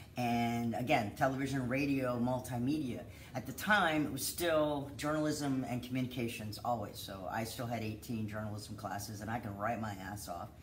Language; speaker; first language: English; native; English